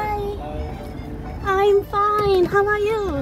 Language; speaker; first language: English; non-native, learner; Korean